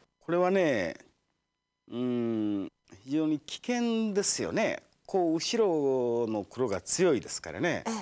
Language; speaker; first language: Japanese; native; Japanese